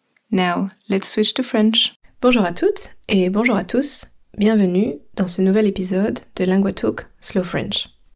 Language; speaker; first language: French; native; French